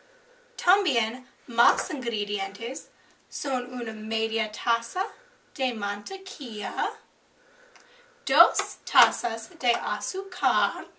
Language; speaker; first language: Spanish; non-native, learner; English